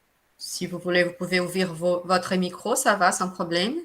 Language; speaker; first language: French; non-native, fluent; Portuguese